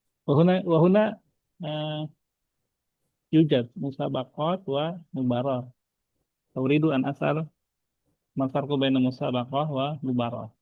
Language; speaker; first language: Arabic; non-native, fluent; Indonesian